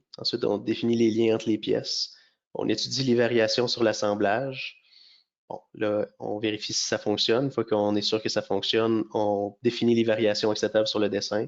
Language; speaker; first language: French; native; French